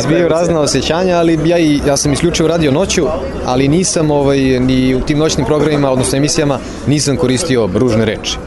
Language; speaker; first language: Serbian; native; Serbian